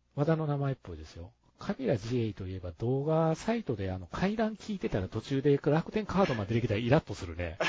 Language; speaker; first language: Japanese; native; Japanese